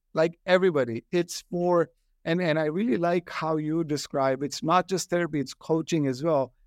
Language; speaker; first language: English; non-native, local second language; Hindi